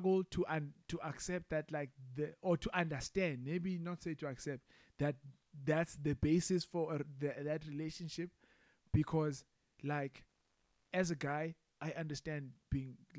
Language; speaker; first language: English; non-native, local second language; Xhosa